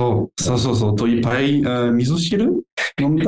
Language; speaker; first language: Japanese; non-native, learner; French